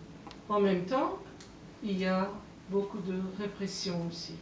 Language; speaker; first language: French; non-native, fluent; Persian